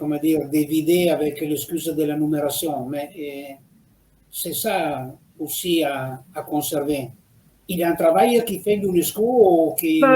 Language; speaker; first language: French; non-native, fluent; Italian